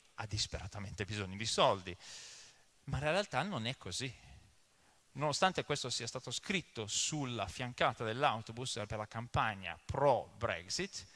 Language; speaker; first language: Italian; early bilingual, other home language; English